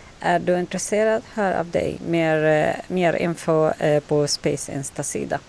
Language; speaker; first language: Swedish; non-native, learner; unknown